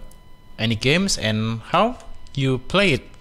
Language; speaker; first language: English; non-native, fluent; Indonesian